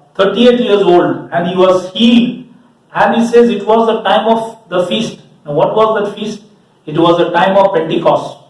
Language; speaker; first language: English; non-native, local second language; Malayalam